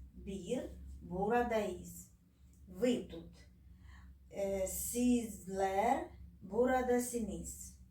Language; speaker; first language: Turkish; non-native, learner; Ukrainian